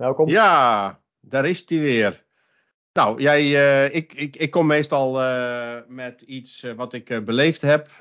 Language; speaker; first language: Dutch; native; Dutch